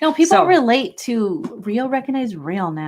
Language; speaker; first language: English; native; English